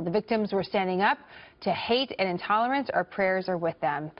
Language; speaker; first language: English; native; English